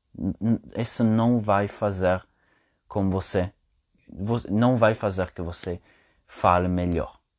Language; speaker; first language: Portuguese; non-native, fluent; Italian